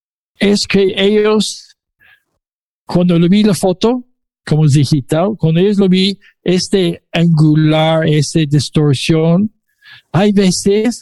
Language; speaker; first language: Spanish; non-native, fluent; English